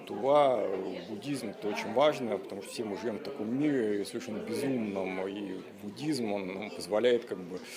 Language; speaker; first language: Russian; native; Russian